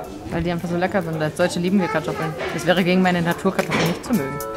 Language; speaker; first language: German; native; German